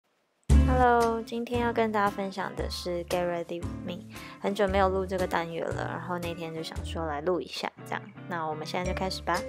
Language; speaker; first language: Chinese; native; Chinese